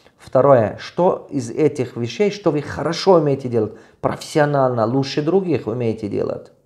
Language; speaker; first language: Russian; non-native, local second language; Tajik